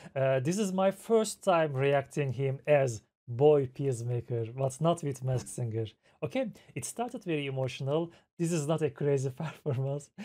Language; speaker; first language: English; non-native, fluent; Turkish